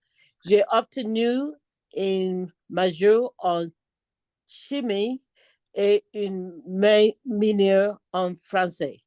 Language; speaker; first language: French; non-native, learner; Akan